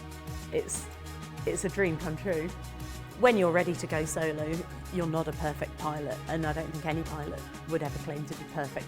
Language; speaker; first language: English; native; English